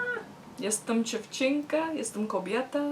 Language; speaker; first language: Polish; non-native, learner; English